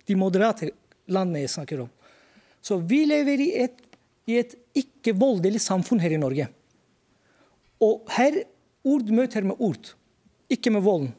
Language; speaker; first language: Norwegian; non-native, fluent; Turkish